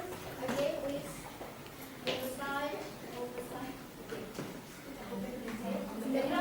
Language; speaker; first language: English; non-native, fluent; Indonesian